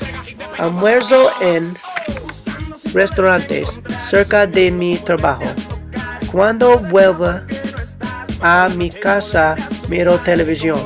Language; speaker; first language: Spanish; non-native, learner; English